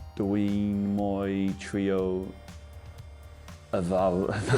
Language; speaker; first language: Welsh; non-native, learner; English